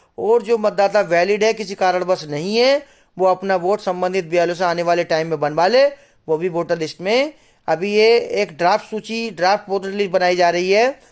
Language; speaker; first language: Hindi; native; Hindi